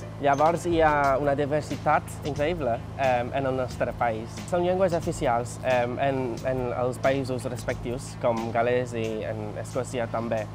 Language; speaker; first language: Catalan; non-native, fluent; English